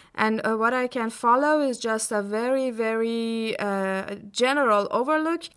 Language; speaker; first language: English; non-native, fluent; Persian